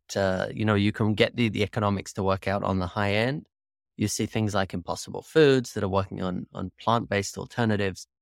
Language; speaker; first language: English; native; English